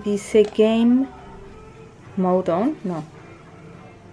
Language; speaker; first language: Spanish; native; Spanish